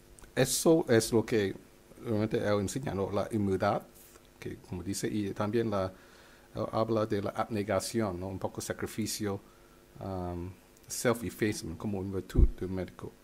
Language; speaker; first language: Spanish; non-native, fluent; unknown